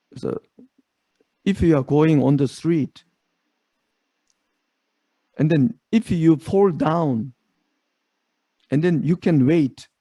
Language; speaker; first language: English; non-native, fluent; Korean